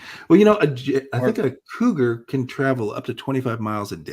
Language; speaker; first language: English; native; English